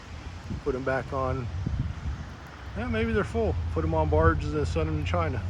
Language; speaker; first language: English; native; English